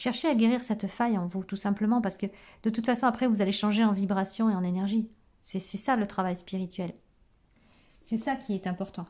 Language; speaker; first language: French; native; French